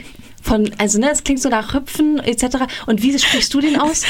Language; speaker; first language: German; native; German